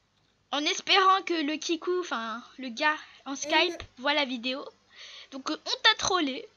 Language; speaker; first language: French; native; French